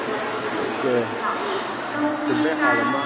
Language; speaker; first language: Chinese; non-native, learner; English